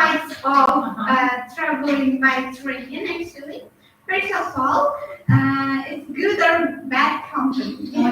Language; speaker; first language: English; non-native, learner; Uzbek